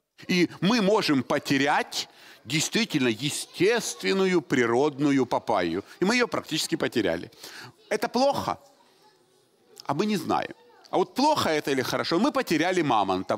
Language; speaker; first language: Russian; native; Russian